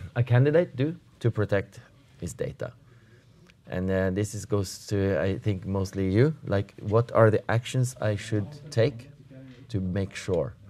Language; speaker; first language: English; non-native, fluent; Norwegian